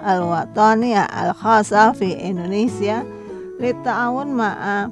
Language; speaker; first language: Arabic; non-native, fluent; Indonesian